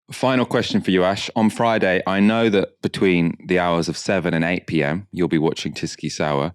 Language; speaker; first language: English; native; English